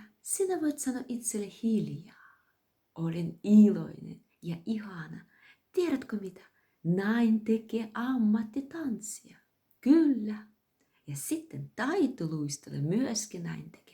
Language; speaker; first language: Finnish; non-native, fluent; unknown